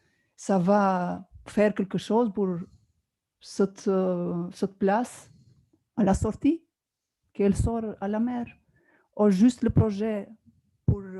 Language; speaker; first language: French; non-native, learner; Albanian